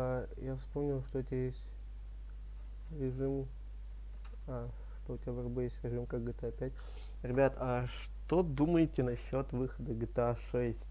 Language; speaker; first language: Russian; native; Russian